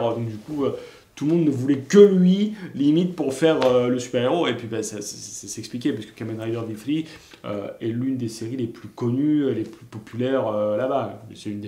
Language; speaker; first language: French; native; French